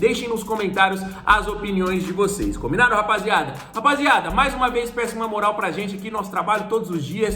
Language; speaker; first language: Portuguese; native; Portuguese